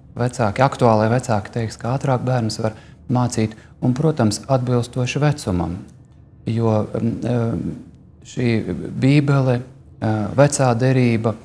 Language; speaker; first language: Latvian; native; Latvian